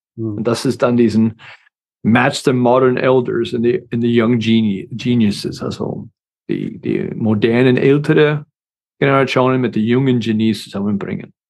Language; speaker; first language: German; non-native, fluent; English